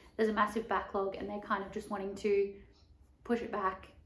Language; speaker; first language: English; native; English